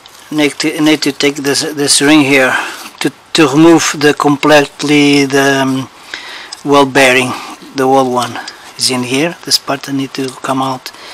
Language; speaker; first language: English; non-native, learner; Portuguese